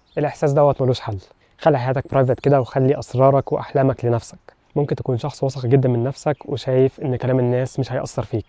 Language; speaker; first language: Arabic; native; Arabic